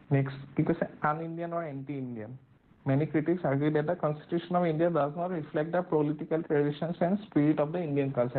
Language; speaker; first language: English; non-native, local second language; Assamese